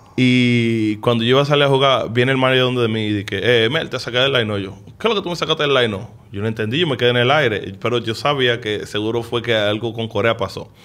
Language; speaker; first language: Spanish; early bilingual, heritage; Spanish